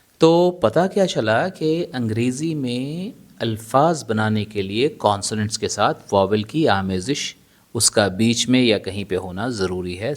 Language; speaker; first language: Urdu; native; Urdu